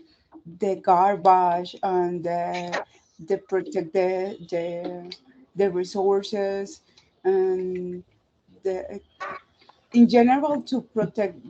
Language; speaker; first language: English; non-native, learner; Spanish